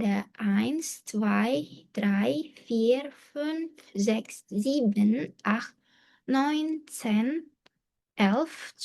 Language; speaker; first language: German; non-native, fluent; Indonesian